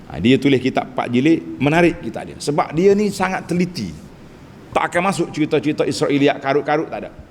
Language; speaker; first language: Malay; native; Malay